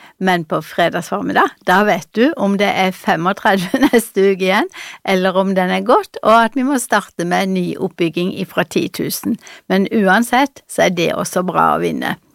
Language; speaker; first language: Norwegian; native; Norwegian